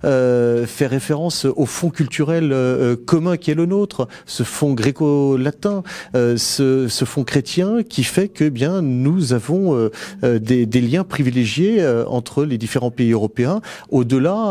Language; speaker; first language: French; native; French